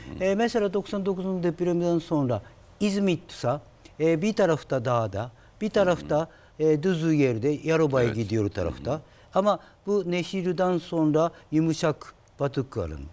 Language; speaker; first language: Turkish; non-native, learner; Japanese